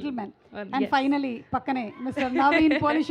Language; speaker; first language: Telugu; native; Telugu